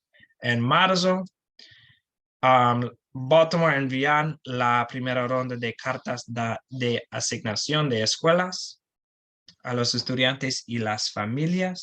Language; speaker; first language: Spanish; non-native, learner; English